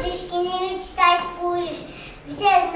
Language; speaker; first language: Russian; non-native, learner; Kyrgyz